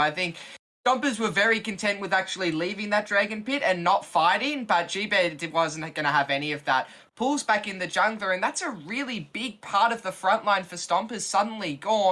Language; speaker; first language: English; native; English